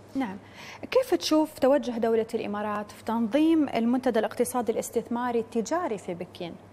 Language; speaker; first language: Arabic; native; Arabic